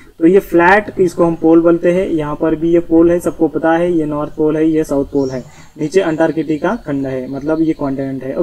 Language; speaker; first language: Hindi; non-native, local second language; Marathi